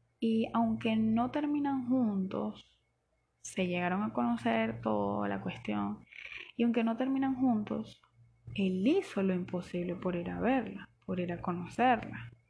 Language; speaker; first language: Spanish; native; Spanish